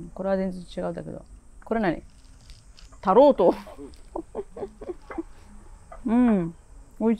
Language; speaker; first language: Japanese; non-native, learner; Arabic